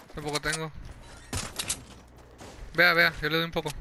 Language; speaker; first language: Spanish; native; Spanish